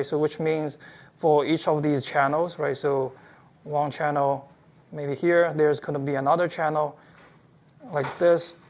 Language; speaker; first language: English; non-native, fluent; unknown